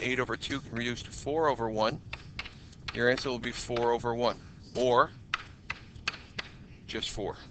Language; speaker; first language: English; native; English